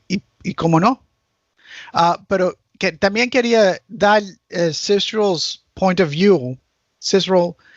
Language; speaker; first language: Spanish; early bilingual, heritage; Spanish